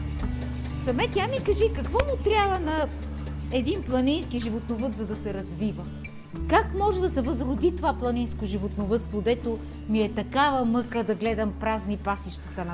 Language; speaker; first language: Bulgarian; native; Bulgarian